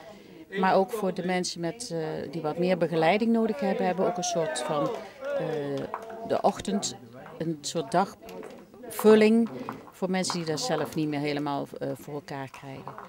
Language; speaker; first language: Dutch; native; Dutch